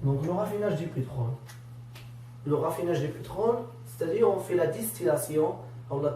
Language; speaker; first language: French; non-native, local second language; Arabic